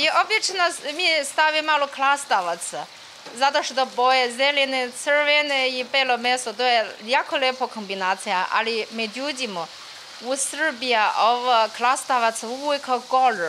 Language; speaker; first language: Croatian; non-native, learner; Chinese